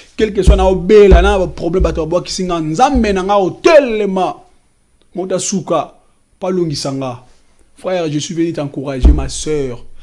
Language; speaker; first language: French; non-native, local second language; Lingala